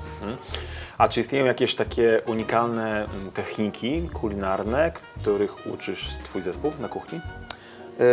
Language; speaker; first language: Polish; native; Polish